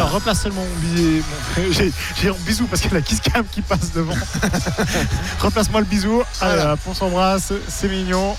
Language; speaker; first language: French; native; French